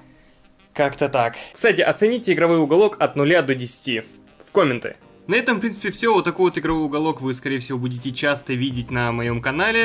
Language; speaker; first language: Russian; native; Russian